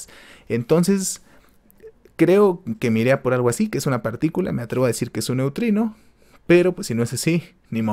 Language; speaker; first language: Spanish; native; Spanish